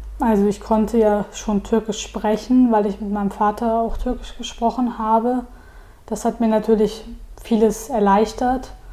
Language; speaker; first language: German; early bilingual, other home language; Turkish